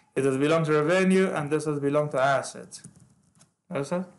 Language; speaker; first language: English; non-native, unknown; Persian